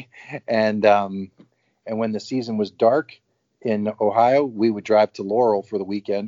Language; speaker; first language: English; native; English